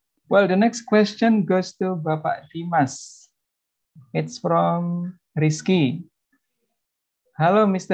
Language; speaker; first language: English; non-native, fluent; Indonesian